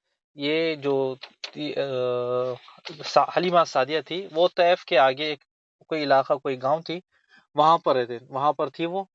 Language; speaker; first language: Urdu; native; Urdu